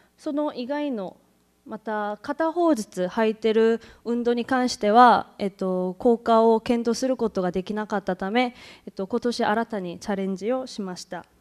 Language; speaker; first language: Japanese; non-native, fluent; Korean